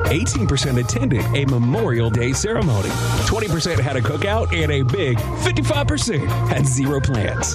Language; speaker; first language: English; native; English